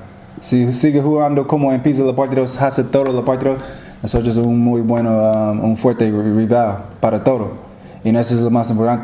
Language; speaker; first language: Spanish; non-native, learner; English